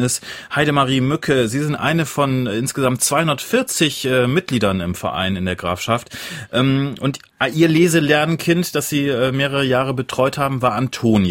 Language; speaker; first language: German; native; German